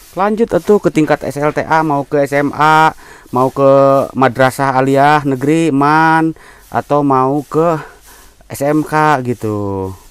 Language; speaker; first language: Indonesian; non-native, local second language; Sundanese